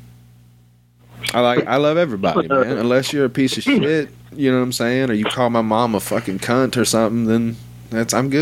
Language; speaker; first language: English; native; English